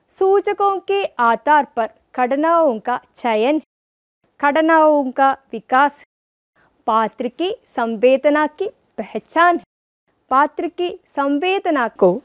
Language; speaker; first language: Hindi; non-native, local second language; Malayalam